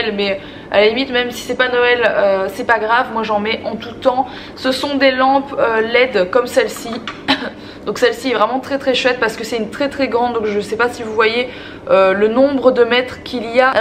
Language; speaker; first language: French; native; French